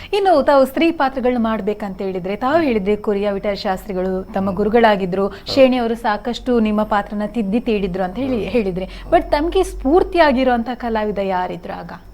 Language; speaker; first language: Kannada; native; Kannada